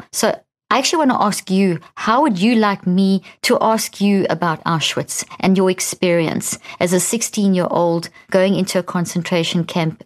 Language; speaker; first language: English; native; English